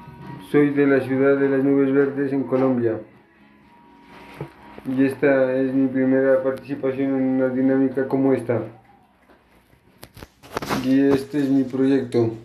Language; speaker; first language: Spanish; native; Spanish